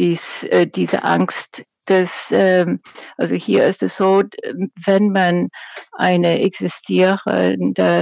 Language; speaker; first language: German; non-native, fluent; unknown